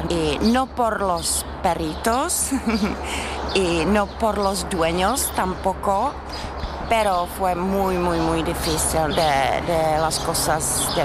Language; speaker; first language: Spanish; non-native, fluent; Czech